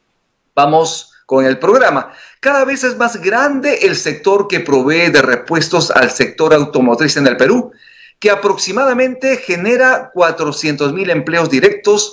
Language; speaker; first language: Spanish; native; Spanish